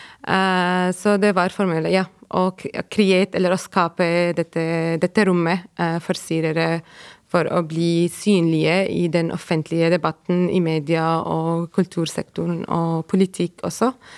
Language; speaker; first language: Norwegian; non-native, fluent; Arabic